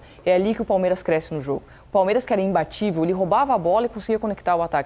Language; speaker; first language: Portuguese; native; Portuguese